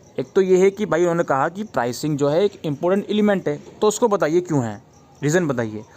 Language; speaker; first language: Hindi; native; Hindi